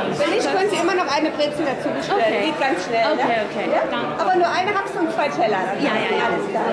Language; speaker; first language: German; native; German